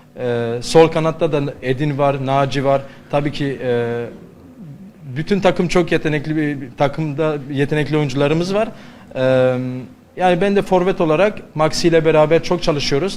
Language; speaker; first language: Turkish; non-native, learner; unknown